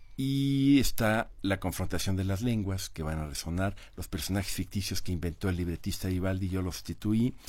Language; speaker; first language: Spanish; native; Spanish